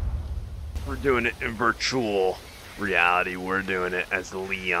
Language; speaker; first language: English; native; English